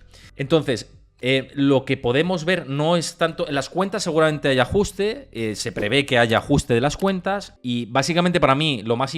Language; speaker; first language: Spanish; native; Spanish